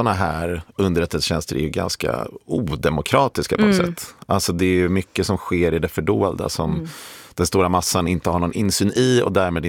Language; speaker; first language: Swedish; native; Swedish